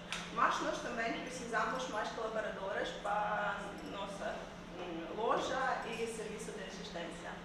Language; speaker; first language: Portuguese; non-native, learner; Ukrainian